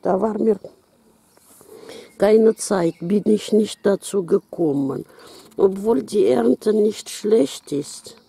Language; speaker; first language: German; non-native, learner; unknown